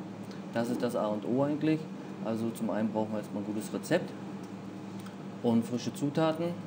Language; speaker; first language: German; native; German